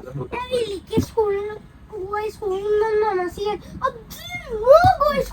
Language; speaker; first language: Norwegian; early bilingual, other home language; Gujarati